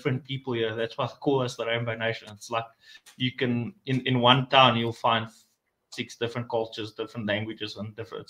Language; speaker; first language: English; non-native, local second language; Afrikaans